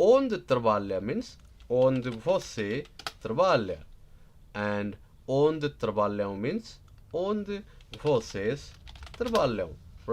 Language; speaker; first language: Portuguese; non-native, learner; Nepali